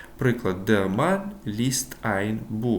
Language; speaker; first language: German; non-native, fluent; Ukrainian